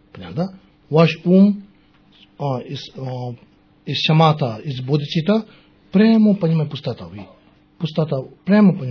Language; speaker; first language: Russian; non-native, learner; Tibetan